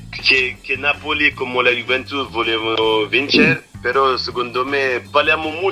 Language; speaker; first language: Italian; non-native, fluent; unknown